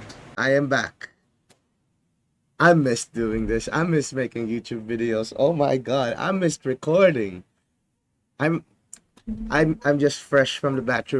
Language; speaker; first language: English; non-native, fluent; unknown